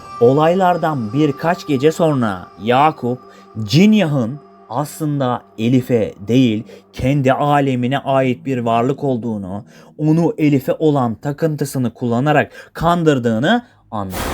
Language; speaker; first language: Turkish; native; Turkish